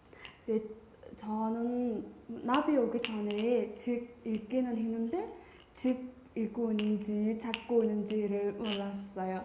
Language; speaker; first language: Korean; non-native, fluent; Mongolian